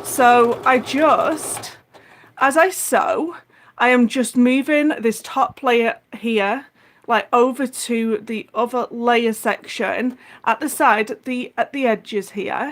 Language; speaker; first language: English; native; English